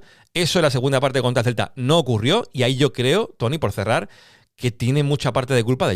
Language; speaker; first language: Spanish; native; Spanish